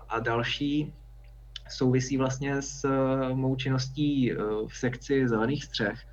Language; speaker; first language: Czech; native; Czech